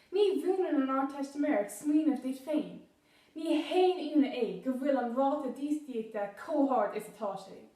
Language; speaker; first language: Irish; non-native, local second language; English